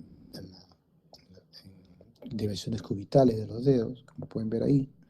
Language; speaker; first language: Spanish; native; Spanish